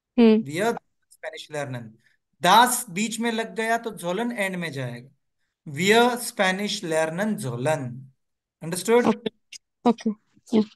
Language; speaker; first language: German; non-native, fluent; Marathi